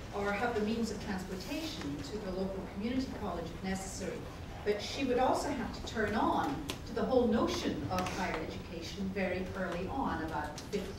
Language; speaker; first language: English; native; English